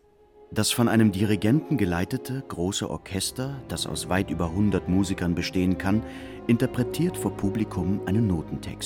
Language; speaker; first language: German; native; German